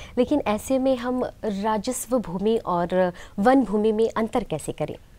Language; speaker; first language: Hindi; native; Hindi